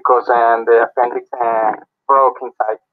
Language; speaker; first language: English; non-native, learner; Spanish